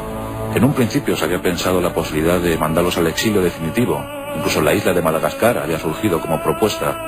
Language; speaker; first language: Spanish; native; Spanish